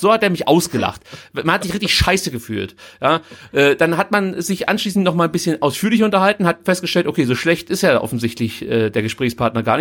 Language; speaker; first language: German; native; German